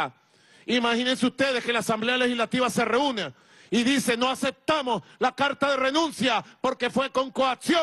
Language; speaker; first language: Spanish; native; Spanish